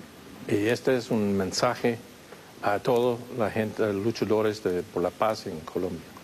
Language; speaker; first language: Spanish; non-native, fluent; English